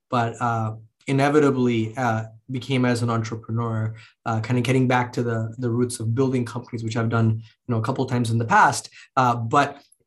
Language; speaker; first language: English; early bilingual, other home language; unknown